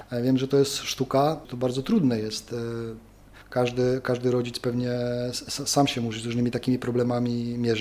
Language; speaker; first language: Polish; native; Polish